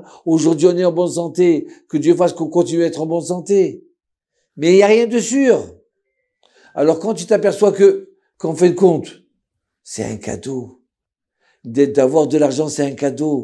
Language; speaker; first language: French; native; French